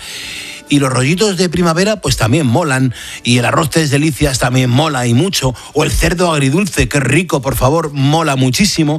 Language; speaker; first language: Spanish; native; Spanish